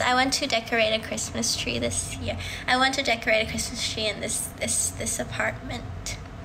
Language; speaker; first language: English; early bilingual, other home language; Thai